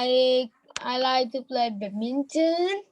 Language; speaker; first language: English; non-native, learner; Vietnamese